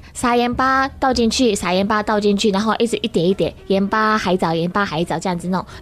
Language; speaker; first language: Chinese; non-native, fluent; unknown